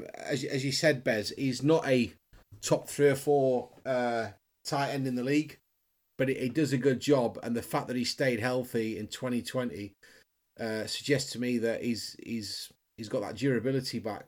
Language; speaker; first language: English; native; English